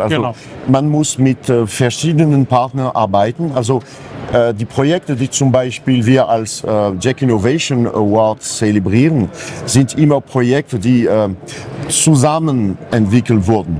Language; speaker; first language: German; non-native, fluent; French